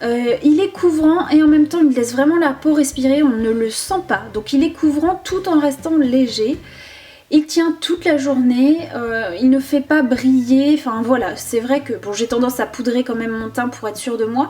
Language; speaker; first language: French; native; French